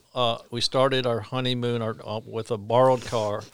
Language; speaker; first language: English; native; English